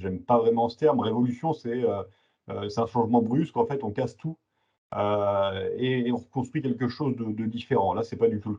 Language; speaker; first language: French; native; French